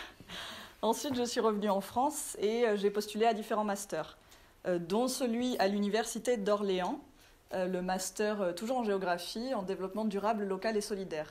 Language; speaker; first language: French; native; French